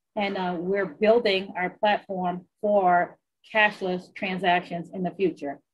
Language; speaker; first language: English; native; English